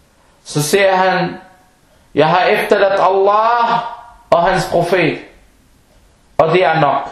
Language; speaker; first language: Danish; early bilingual, other home language; Arabic